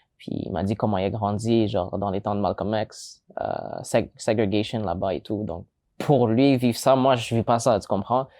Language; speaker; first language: French; early bilingual, other home language; English